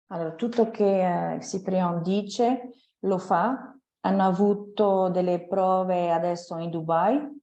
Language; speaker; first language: Italian; non-native, fluent; French